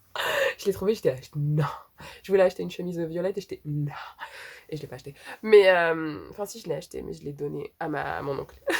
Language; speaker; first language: French; native; French